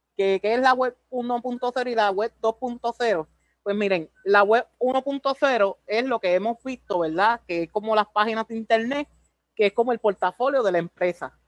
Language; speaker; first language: Spanish; native; Spanish